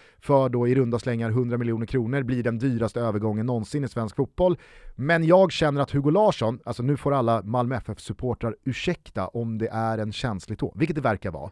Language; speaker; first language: Swedish; native; Swedish